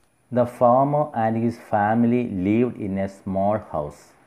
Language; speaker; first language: English; non-native, local second language; Malayalam